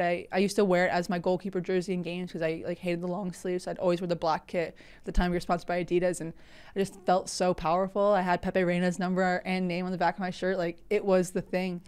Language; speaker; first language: English; native; English